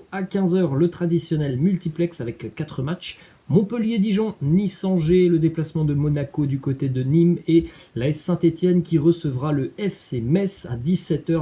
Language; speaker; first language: French; native; French